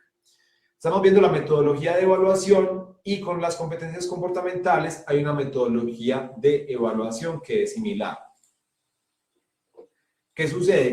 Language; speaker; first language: Spanish; native; Spanish